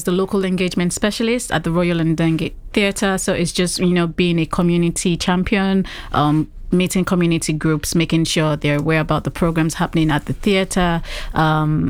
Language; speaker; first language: English; non-native, local second language; Yoruba